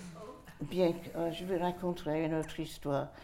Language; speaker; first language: French; non-native, fluent; English